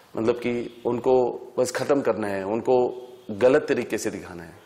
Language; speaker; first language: Hindi; native; Hindi